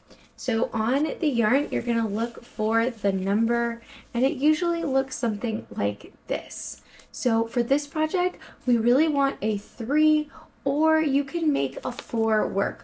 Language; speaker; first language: English; native; English